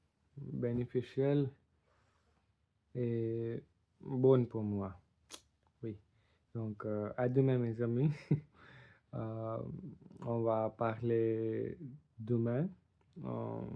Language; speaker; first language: French; non-native, learner; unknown